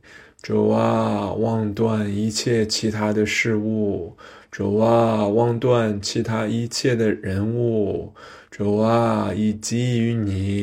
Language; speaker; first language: Chinese; native; Chinese